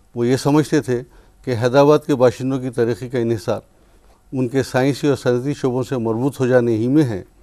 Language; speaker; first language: Urdu; native; Urdu